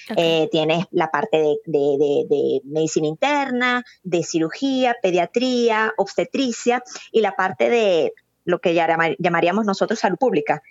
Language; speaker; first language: Spanish; native; Spanish